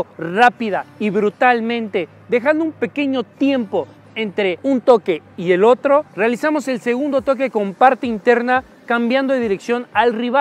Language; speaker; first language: Spanish; native; Spanish